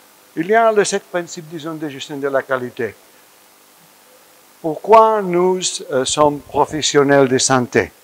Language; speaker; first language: French; non-native, fluent; Spanish